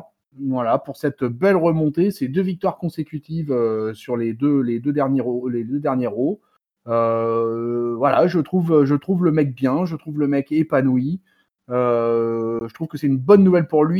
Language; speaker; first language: French; native; French